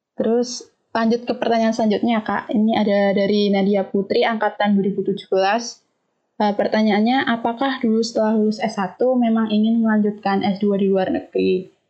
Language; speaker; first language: Indonesian; native; Indonesian